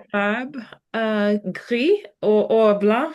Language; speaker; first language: French; non-native, learner; Spanish